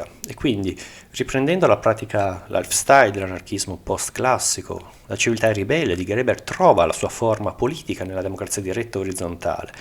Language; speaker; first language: Italian; native; Italian